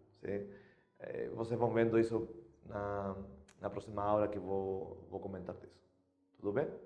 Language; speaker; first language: Portuguese; non-native, fluent; Spanish